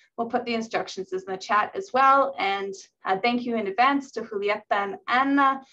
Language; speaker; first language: English; native; English